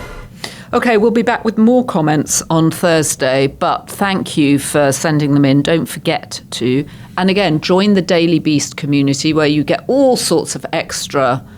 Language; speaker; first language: English; native; English